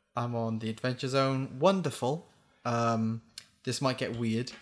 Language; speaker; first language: English; native; English